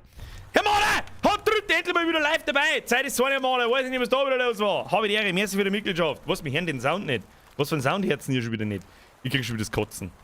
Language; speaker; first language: German; native; German